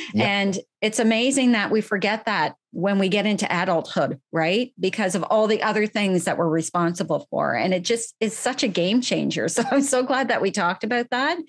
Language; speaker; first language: English; native; English